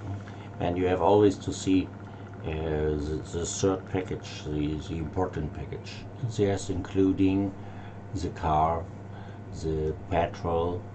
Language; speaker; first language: English; non-native, learner; German